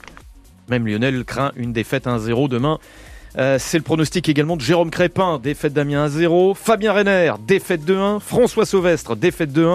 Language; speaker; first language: French; native; French